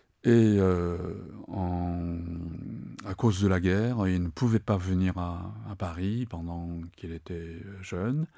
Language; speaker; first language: French; non-native, fluent; Japanese